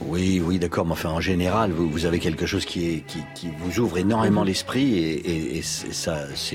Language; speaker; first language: French; native; French